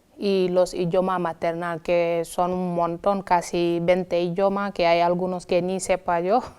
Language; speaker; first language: Spanish; non-native, fluent; Wolof